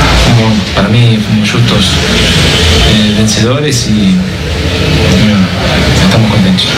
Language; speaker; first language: Portuguese; non-native, fluent; Spanish